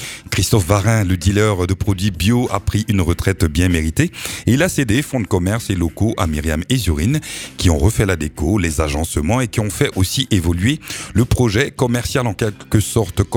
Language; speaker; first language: French; native; French